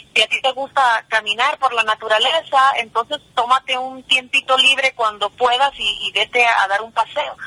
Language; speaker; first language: Spanish; early bilingual, heritage; Spanish